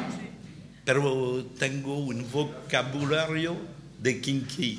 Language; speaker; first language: Spanish; non-native, learner; French